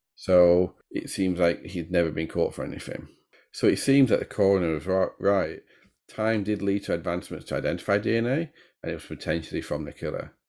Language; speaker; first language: English; native; English